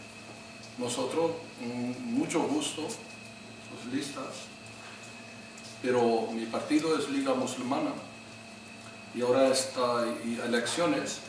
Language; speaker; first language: Spanish; non-native, learner; Urdu